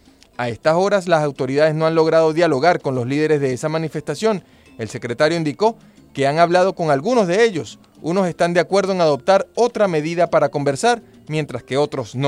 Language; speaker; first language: Spanish; native; Spanish